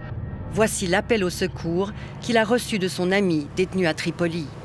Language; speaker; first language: French; native; French